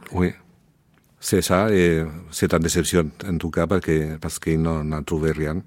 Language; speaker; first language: French; non-native, learner; Spanish